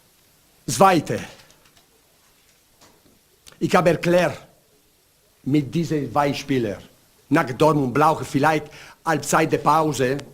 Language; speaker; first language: German; non-native, learner; Italian